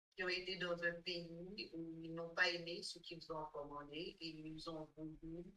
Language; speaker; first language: French; non-native, fluent; English